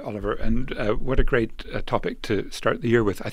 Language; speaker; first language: English; native; English